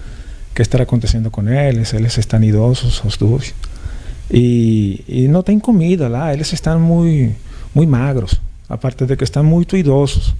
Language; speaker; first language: Portuguese; non-native, learner; Spanish